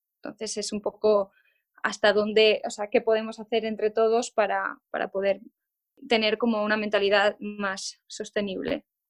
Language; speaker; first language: Spanish; non-native, local second language; Catalan